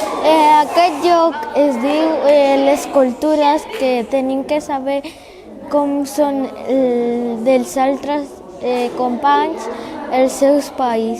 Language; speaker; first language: Catalan; early bilingual, other home language; Spanish